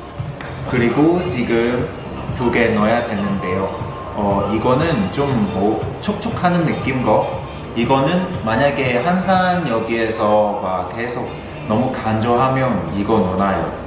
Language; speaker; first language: Korean; non-native, fluent; Cantonese